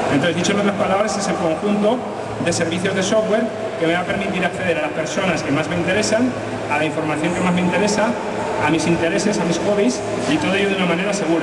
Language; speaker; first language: Spanish; native; Spanish